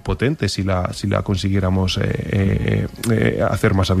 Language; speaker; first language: Spanish; native; Spanish